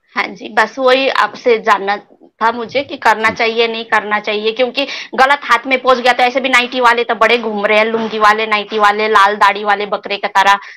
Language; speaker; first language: Hindi; non-native, local second language; Nepali